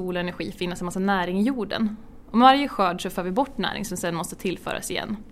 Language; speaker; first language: Swedish; native; Swedish